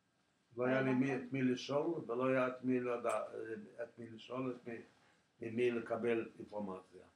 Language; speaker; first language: Hebrew; non-native, fluent; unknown